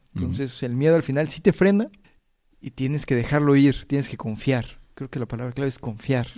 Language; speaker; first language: Spanish; native; Spanish